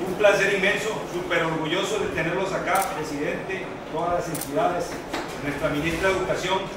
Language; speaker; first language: Spanish; native; Spanish